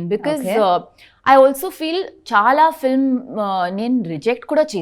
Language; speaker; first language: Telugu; non-native, learner; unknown